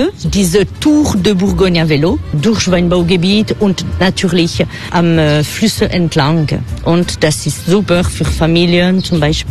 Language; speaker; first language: German; non-native, fluent; French